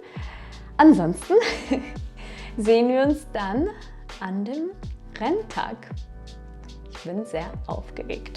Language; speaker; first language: German; non-native, fluent; Russian